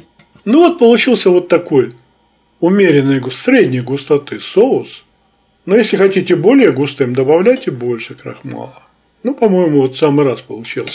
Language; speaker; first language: Russian; native; Russian